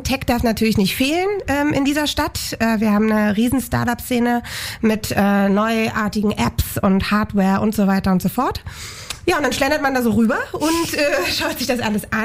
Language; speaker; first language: German; native; German